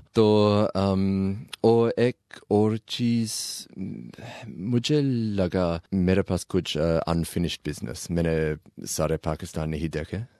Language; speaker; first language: Urdu; non-native, learner; English